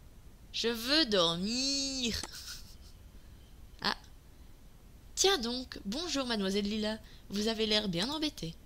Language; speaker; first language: French; native; French